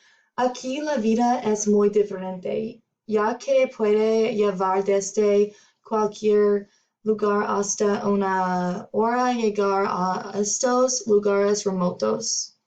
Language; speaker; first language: Spanish; non-native, learner; English